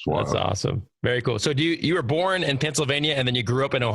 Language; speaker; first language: English; native; English